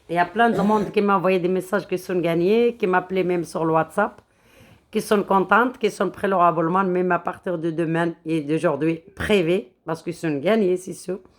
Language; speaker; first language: French; non-native, local second language; Arabic